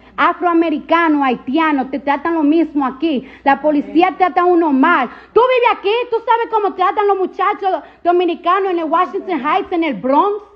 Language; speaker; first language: Spanish; early bilingual, heritage; Spanish